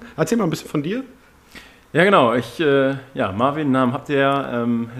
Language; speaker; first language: German; native; German